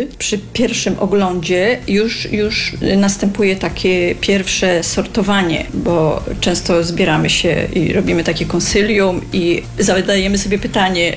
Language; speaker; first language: Polish; native; Polish